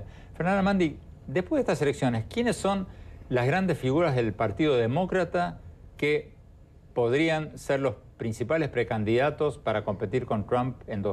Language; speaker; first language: Spanish; native; Spanish